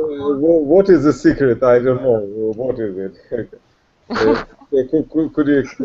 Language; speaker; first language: English; non-native, learner; Russian